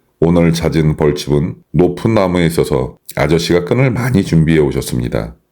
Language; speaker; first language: Korean; non-native, fluent; Chinese